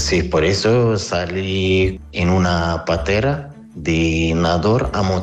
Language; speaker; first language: Spanish; non-native, learner; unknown